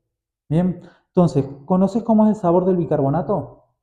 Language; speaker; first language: Spanish; native; Spanish